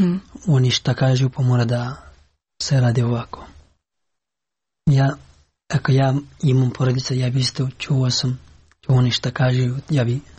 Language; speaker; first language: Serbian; non-native, learner; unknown